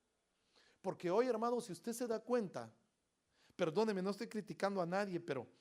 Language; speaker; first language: Spanish; native; Spanish